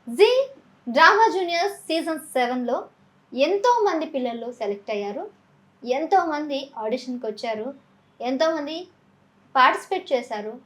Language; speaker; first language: Telugu; native; Telugu